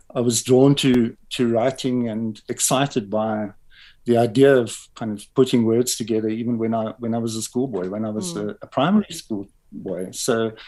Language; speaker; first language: English; native; English